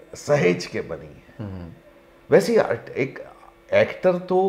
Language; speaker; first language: Hindi; native; Hindi